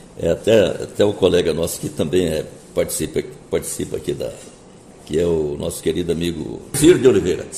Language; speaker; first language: Portuguese; native; Portuguese